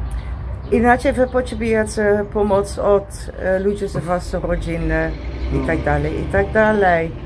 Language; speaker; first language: Polish; non-native, learner; Dutch